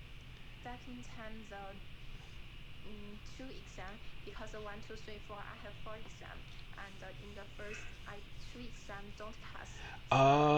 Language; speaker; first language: English; non-native, learner; Chinese